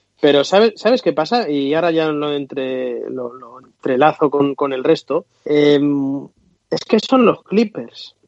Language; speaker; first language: Spanish; native; Spanish